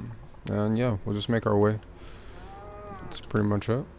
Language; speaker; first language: English; native; English